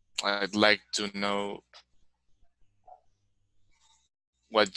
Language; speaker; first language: English; non-native, learner; Spanish